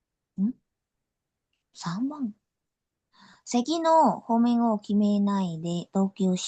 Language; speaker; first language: Japanese; non-native, learner; Indonesian